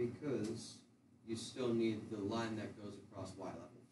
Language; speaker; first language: English; native; English